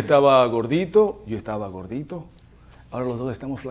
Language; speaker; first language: Spanish; native; Spanish